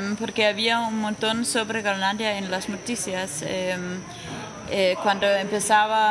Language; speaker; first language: Spanish; non-native, fluent; Danish